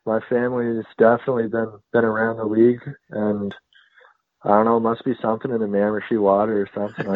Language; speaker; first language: English; native; English